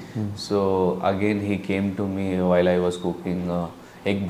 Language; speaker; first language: Telugu; non-native, local second language; Urdu